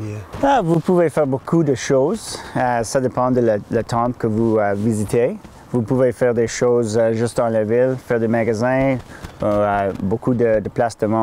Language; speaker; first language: French; non-native, learner; English